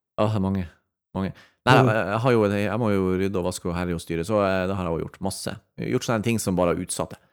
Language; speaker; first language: Norwegian; native; Norwegian